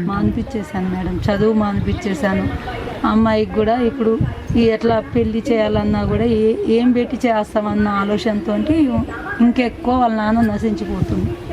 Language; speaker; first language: Telugu; native; Telugu